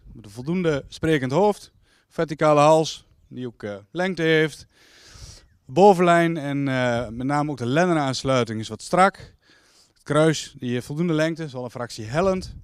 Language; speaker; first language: Dutch; native; Dutch